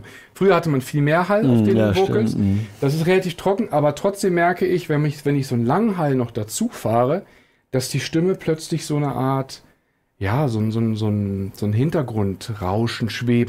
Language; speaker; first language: German; native; German